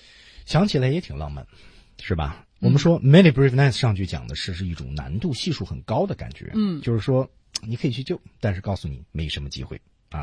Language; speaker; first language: Chinese; native; Chinese